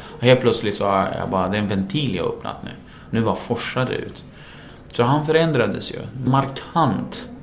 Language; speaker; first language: Swedish; early bilingual, other home language; Kurdish